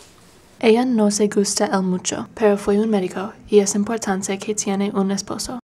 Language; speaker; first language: Spanish; non-native, learner; English